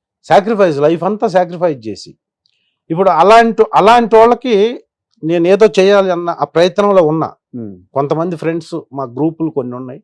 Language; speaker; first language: Telugu; native; Telugu